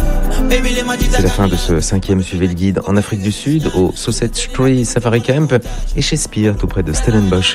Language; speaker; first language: French; native; French